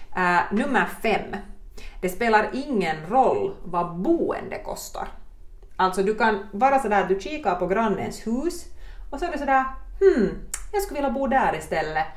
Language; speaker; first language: Swedish; native; Swedish